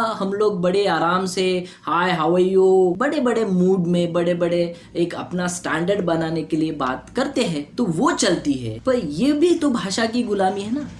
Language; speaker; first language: Hindi; non-native, local second language; Marathi